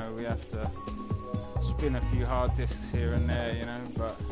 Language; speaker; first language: English; native; English